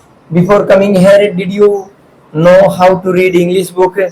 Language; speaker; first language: English; non-native, fluent; Hindi